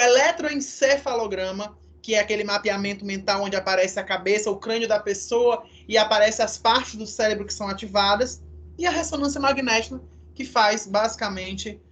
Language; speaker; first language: Portuguese; native; Portuguese